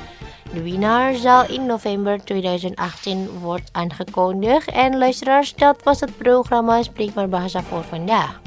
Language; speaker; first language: Dutch; non-native, learner; Indonesian